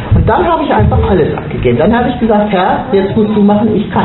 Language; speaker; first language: German; native; German